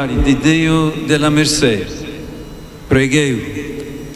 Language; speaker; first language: Catalan; non-native, learner; English